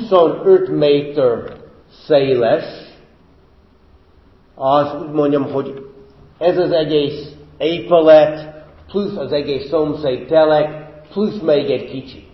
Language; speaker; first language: Hungarian; non-native, fluent; English